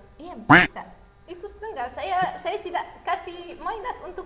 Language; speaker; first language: Indonesian; non-native, learner; Arabic